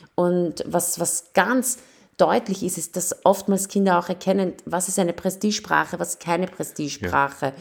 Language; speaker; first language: German; early bilingual, other home language; Persian